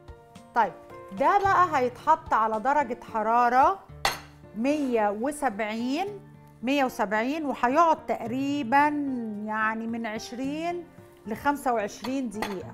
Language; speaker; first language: Arabic; native; Arabic